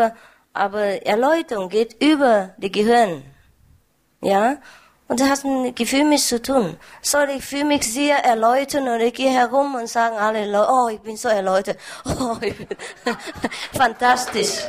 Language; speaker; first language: German; non-native, learner; Vietnamese